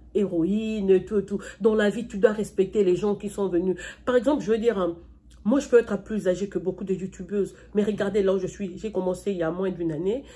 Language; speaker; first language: French; non-native, local second language; Lingala